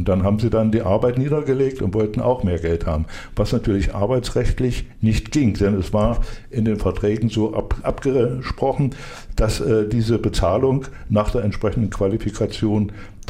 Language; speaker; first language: German; native; German